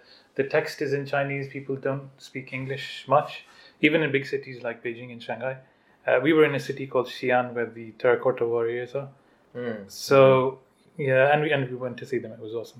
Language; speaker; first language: English; non-native, local second language; Urdu